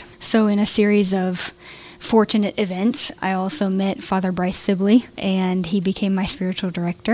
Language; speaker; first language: English; native; English